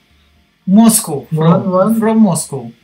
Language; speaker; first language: English; non-native, learner; Russian